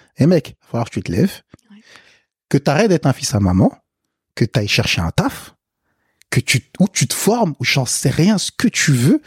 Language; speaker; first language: French; early bilingual, other home language; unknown